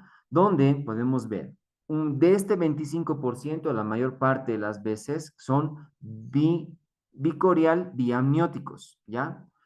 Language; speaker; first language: Spanish; native; Spanish